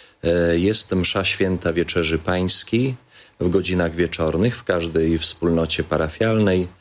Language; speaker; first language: Polish; native; Polish